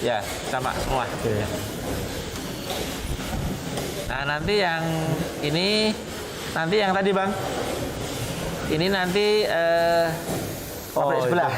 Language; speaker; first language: Indonesian; native; Indonesian